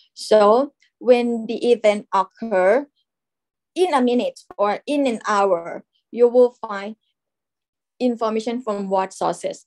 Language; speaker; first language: English; non-native, fluent; Thai